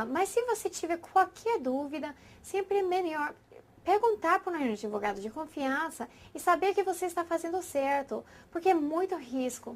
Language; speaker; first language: Portuguese; non-native, fluent; English